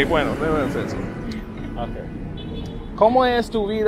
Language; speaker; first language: Spanish; non-native, learner; English